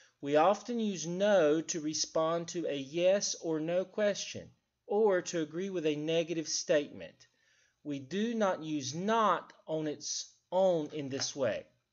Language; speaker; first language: English; native; English